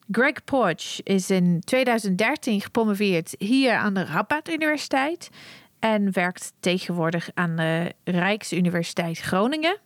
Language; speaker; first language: Dutch; non-native, fluent; English